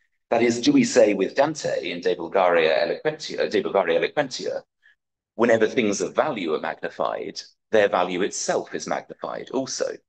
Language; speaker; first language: English; native; English